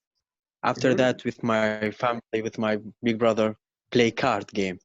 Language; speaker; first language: English; non-native, learner; Kurdish